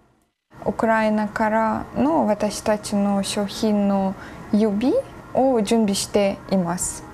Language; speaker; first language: Japanese; non-native, learner; Ukrainian